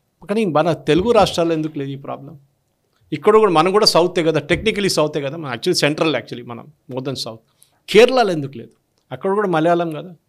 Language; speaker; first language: Telugu; non-native, local second language; Malayalam